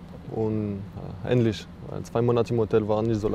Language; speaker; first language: German; non-native, learner; French